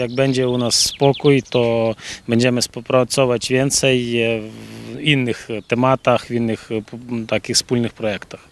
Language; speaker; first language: Polish; non-native, learner; Ukrainian